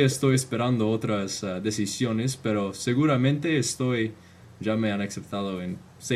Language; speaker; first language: Spanish; early bilingual, heritage; Spanish